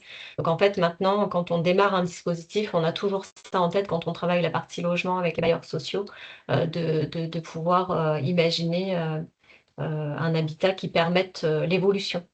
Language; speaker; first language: French; native; French